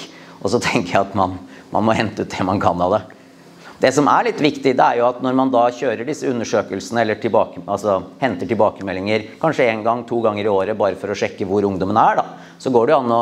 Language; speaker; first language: Norwegian; native; Norwegian